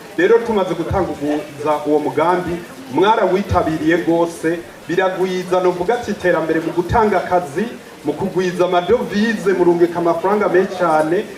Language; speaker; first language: Rundi; early bilingual, heritage; Rundi